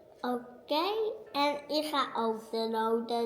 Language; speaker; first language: Dutch; early bilingual, other home language; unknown